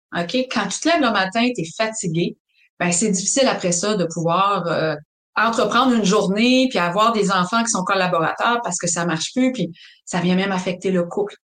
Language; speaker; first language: French; native; French